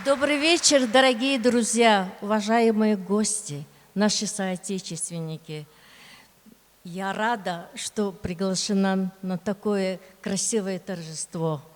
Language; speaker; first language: Russian; non-native, local second language; Lezghian